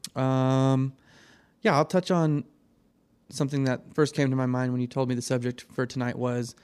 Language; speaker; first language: English; native; English